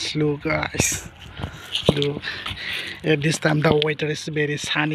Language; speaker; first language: English; non-native, local second language; Assamese